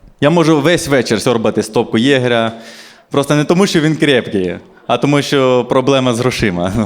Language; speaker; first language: Ukrainian; non-native, local second language; Russian